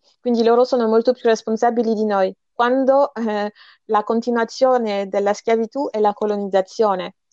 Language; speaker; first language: Italian; non-native, fluent; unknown